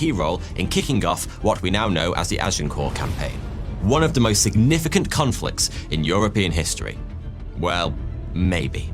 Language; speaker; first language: English; native; English